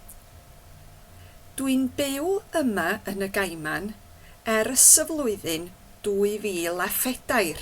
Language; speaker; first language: Welsh; native; Welsh